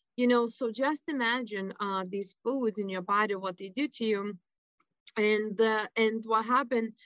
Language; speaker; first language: English; non-native, fluent; Lithuanian